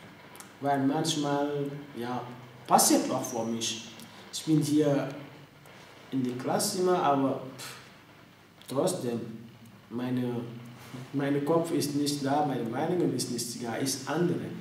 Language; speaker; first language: German; non-native, learner; French